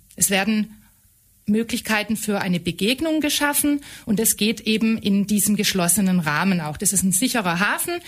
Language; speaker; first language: German; native; German